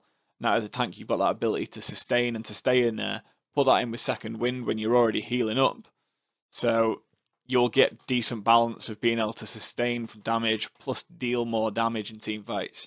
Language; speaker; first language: English; native; English